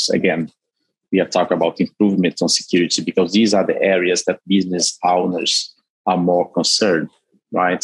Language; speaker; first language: English; non-native, fluent; Portuguese